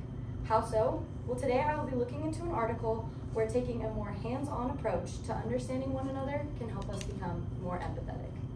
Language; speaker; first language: English; native; English